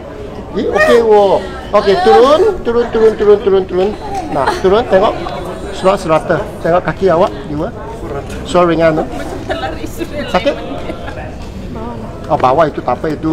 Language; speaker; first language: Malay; non-native, local second language; Cantonese